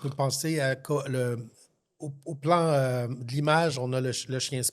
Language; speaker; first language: French; native; French